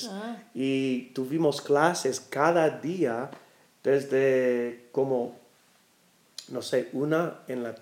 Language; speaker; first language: Spanish; non-native, learner; English